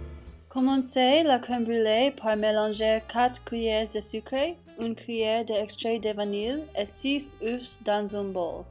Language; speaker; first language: French; non-native, learner; English